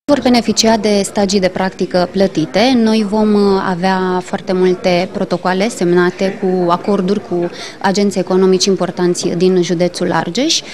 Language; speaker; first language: Romanian; native; Romanian